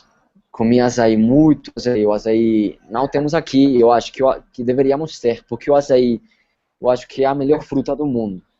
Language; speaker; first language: Portuguese; non-native, fluent; Spanish